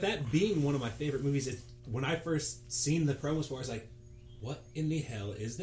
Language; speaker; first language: English; native; English